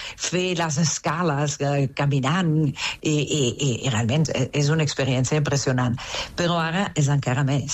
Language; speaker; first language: Catalan; non-native, fluent; Italian